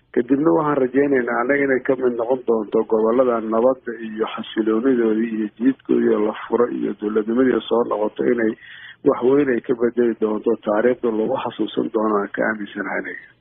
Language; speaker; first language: Somali; non-native, local second language; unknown